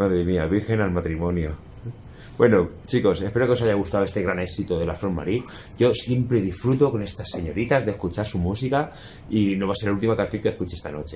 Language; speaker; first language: Spanish; native; Spanish